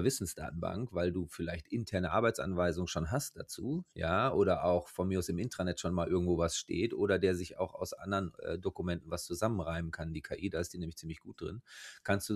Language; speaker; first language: German; native; German